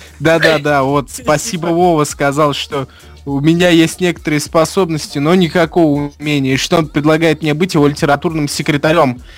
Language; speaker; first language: Russian; non-native, fluent; English